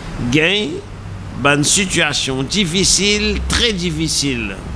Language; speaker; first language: French; non-native, local second language; Morisyen